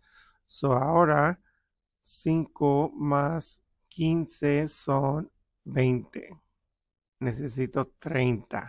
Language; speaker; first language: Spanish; early bilingual, heritage; Spanish